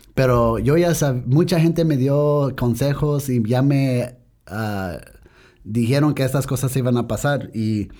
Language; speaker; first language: Spanish; early bilingual, heritage; Spanish